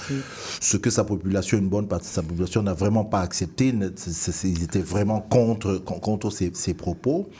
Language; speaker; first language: French; native; French